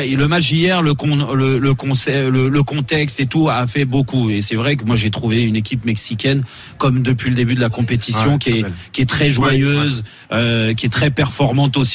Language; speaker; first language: French; native; French